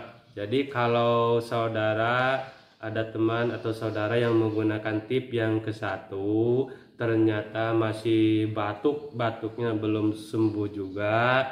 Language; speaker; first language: Indonesian; native; Indonesian